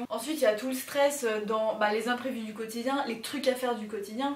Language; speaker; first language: French; native; French